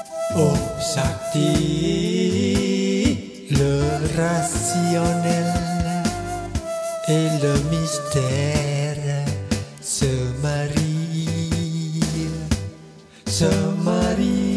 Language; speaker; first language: French; non-native, fluent; Indonesian